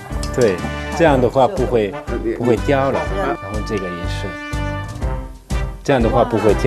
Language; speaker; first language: Chinese; non-native, fluent; Italian